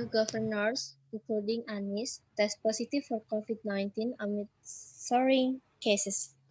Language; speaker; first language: English; non-native, learner; Indonesian